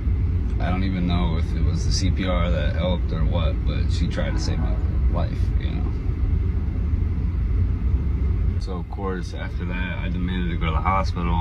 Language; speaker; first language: English; native; English